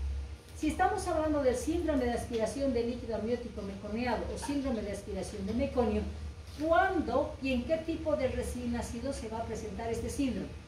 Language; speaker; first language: Spanish; native; Spanish